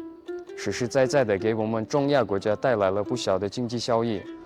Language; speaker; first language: Chinese; early bilingual, heritage; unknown